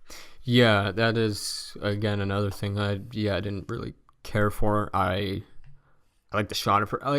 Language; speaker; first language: English; native; English